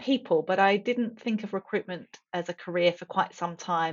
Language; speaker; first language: English; native; English